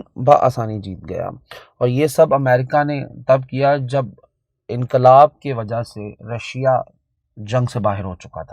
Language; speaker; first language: Urdu; native; Urdu